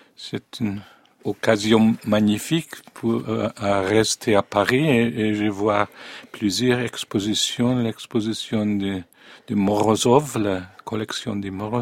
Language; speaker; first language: French; non-native, fluent; Hungarian